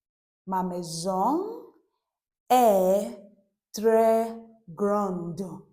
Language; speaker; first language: French; non-native, fluent; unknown